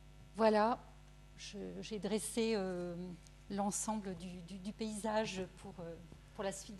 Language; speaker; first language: French; native; French